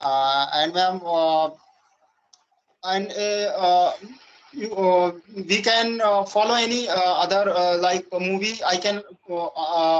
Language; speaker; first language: English; non-native, learner; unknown